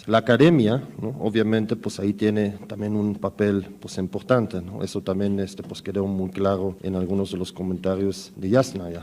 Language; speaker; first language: Spanish; native; Spanish